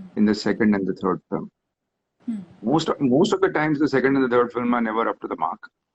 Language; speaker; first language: English; non-native, local second language; Hindi